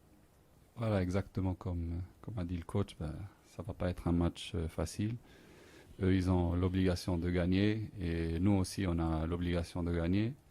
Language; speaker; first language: French; non-native, local second language; Arabic